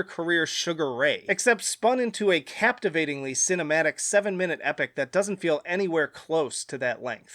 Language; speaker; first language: English; native; English